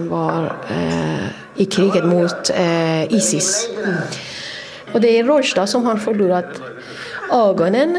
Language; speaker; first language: Swedish; non-native, fluent; Kurdish